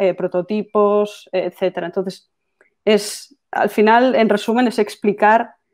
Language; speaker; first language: Spanish; native; Spanish